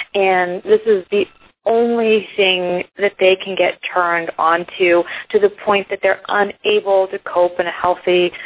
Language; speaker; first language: English; early bilingual, other home language; Icelandic